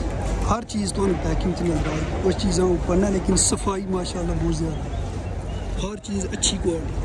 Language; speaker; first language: Hindi; non-native, local second language; Punjabi